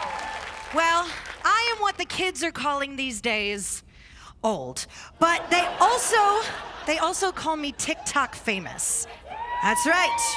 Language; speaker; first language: English; native; English